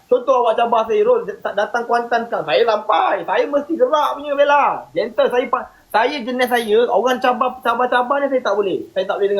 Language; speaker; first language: Malay; native; Malay